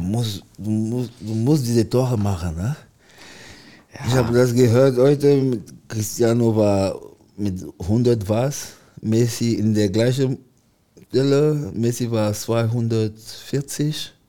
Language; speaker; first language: German; non-native, learner; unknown